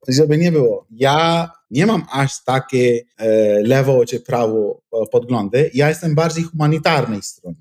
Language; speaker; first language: Polish; non-native, fluent; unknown